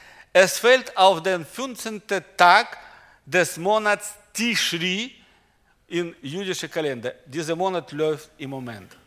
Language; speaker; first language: German; non-native, learner; Russian